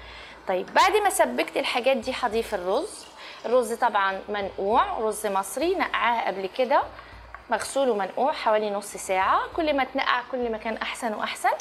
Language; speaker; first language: Arabic; native; Arabic